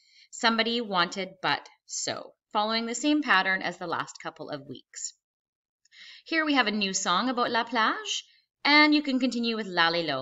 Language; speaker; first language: English; native; English